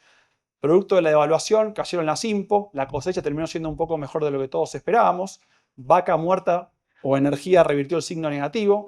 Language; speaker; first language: Spanish; native; Spanish